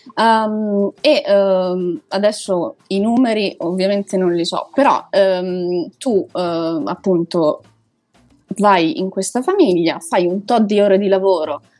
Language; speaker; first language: Italian; native; Italian